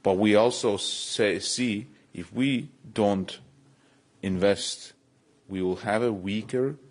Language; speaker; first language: English; non-native, fluent; Latvian